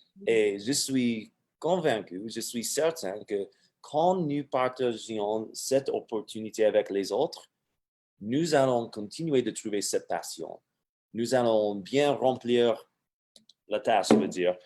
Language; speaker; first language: French; non-native, fluent; English